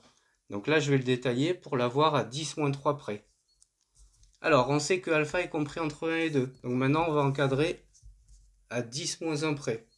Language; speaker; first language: French; native; French